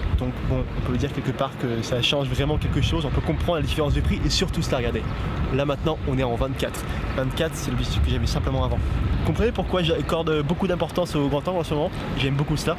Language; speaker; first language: French; native; French